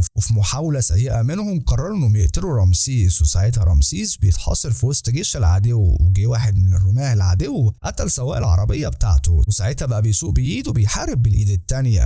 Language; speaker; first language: Arabic; native; Arabic